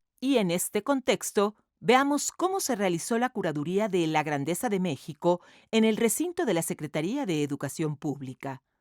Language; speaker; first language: Spanish; native; Spanish